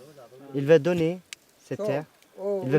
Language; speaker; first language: French; non-native, learner; Nepali